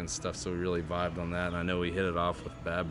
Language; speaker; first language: English; native; English